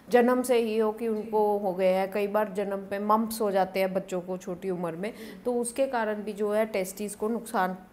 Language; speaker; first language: Hindi; non-native, local second language; Punjabi